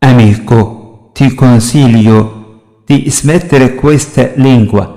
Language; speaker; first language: Italian; non-native, fluent; Somali